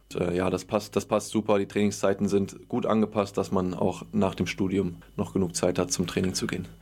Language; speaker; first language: German; native; German